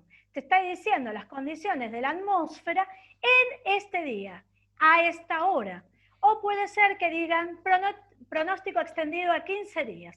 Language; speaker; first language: Spanish; native; Spanish